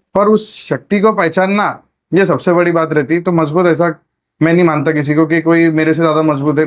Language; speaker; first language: Hindi; non-native, local second language; Marathi